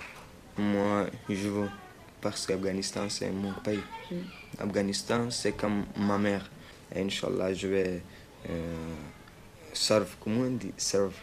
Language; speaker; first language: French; non-native, learner; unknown